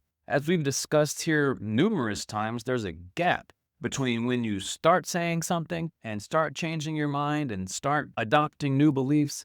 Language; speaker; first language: English; native; English